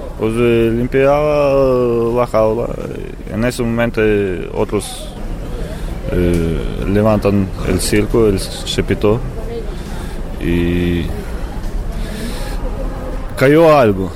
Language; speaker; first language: Spanish; non-native, learner; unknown